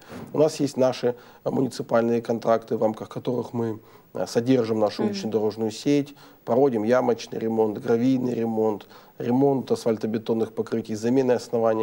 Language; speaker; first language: Russian; native; Russian